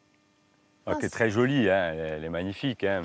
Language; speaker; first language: French; native; French